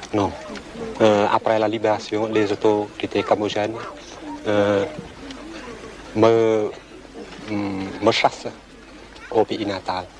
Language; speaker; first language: French; non-native, local second language; Khmer